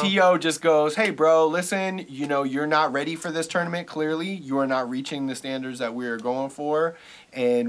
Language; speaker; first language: English; native; English